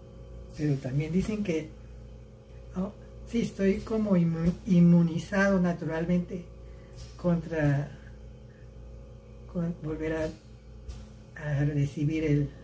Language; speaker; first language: Spanish; early bilingual, heritage; Spanish